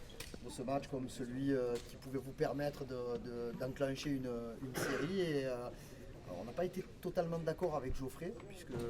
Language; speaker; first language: French; native; French